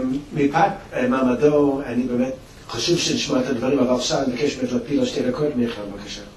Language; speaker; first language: Hebrew; native; Hebrew